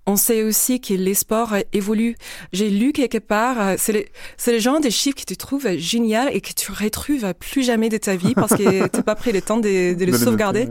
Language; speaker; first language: French; non-native, fluent; English